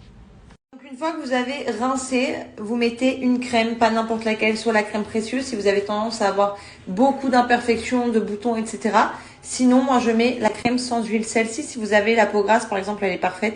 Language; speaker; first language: French; native; French